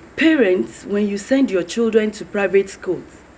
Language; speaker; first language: English; non-native, local second language; Yoruba